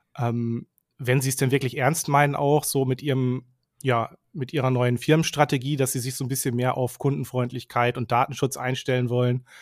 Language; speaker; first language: German; native; German